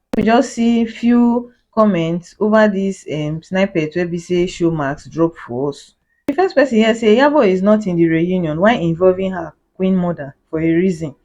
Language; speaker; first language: Nigerian Pidgin; native; Nigerian Pidgin